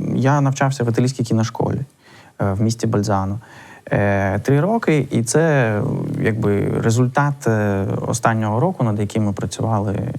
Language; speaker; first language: Ukrainian; non-native, local second language; Russian